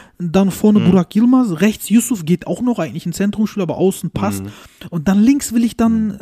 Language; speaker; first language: German; early bilingual, other home language; Turkish